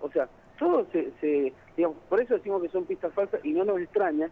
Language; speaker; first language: Spanish; native; Spanish